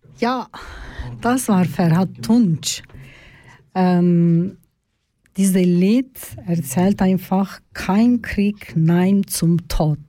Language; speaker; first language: German; non-native, learner; Turkish